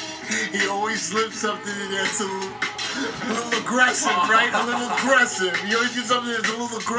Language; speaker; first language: English; native; English